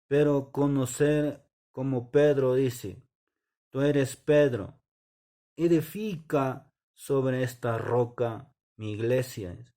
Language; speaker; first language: Spanish; non-native, local second language; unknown